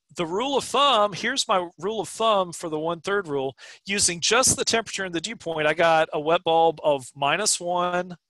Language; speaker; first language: English; native; English